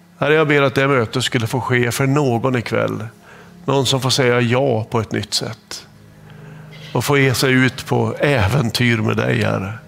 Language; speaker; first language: Swedish; native; Swedish